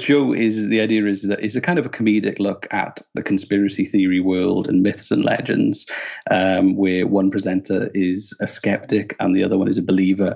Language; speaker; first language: English; native; English